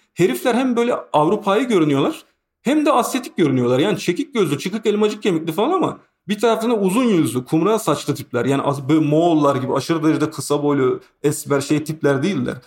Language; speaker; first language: Turkish; native; Turkish